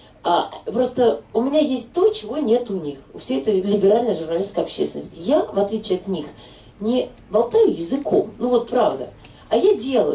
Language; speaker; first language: Russian; native; Russian